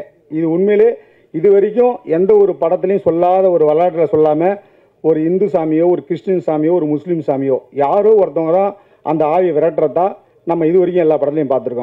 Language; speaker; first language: Tamil; native; Tamil